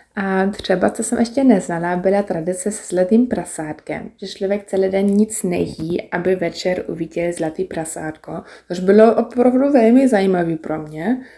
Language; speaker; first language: Czech; non-native, learner; German